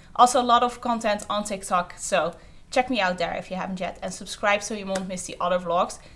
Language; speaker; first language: English; non-native, fluent; Dutch